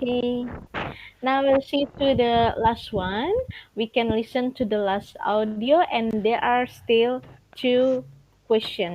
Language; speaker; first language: English; non-native, fluent; Indonesian